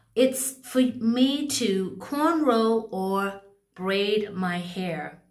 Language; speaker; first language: English; native; English